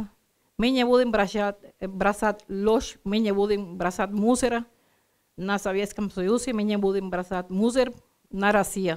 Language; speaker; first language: Russian; non-native, learner; Spanish